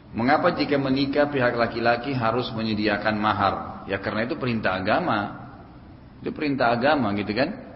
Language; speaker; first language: Indonesian; native; Indonesian